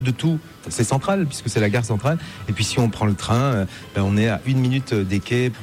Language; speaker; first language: French; native; French